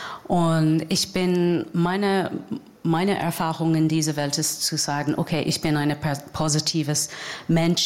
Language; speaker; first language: German; non-native, fluent; English